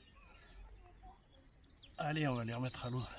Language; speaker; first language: French; native; French